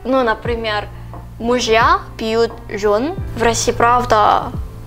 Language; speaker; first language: Russian; non-native, learner; Korean